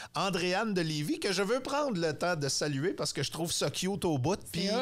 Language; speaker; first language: French; native; French